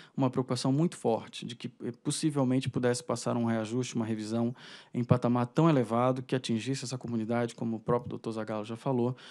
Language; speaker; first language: Portuguese; native; Portuguese